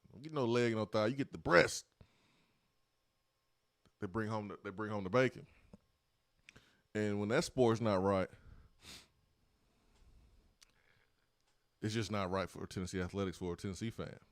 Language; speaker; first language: English; native; English